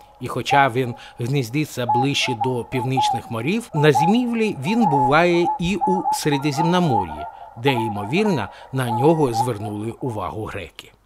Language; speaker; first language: Ukrainian; non-native, local second language; Russian